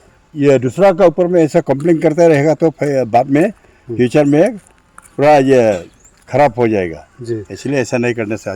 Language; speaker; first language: Hindi; non-native, local second language; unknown